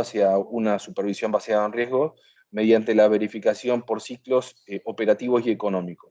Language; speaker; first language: Spanish; native; Spanish